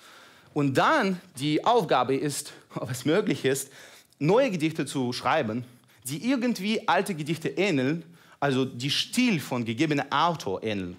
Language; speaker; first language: German; non-native, fluent; Russian